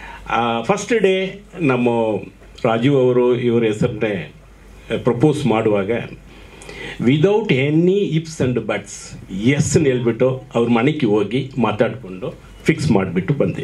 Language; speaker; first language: Kannada; non-native, learner; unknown